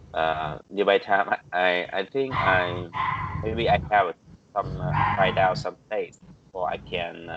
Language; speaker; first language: English; non-native, learner; Vietnamese